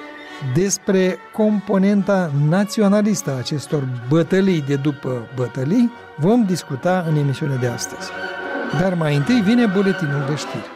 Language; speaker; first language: Romanian; native; Romanian